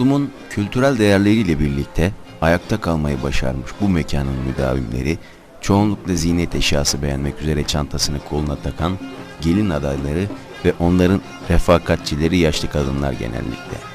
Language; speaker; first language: Turkish; native; Turkish